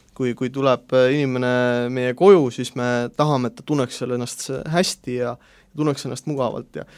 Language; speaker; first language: Estonian; native; Estonian